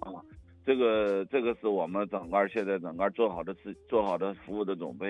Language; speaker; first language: Chinese; native; Chinese